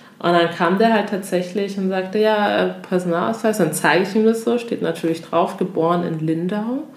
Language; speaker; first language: German; early bilingual, other home language; Ewe